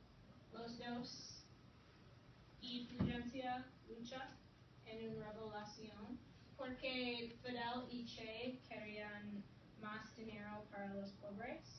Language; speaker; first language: Spanish; non-native, fluent; English